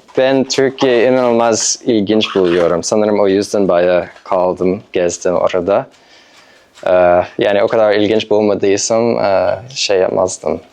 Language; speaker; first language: Turkish; non-native, fluent; English